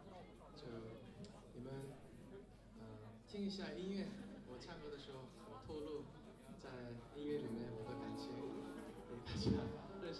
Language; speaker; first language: Chinese; non-native, fluent; Korean